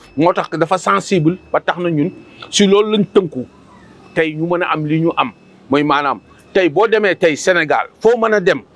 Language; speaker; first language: Wolof; non-native, local second language; Mandingo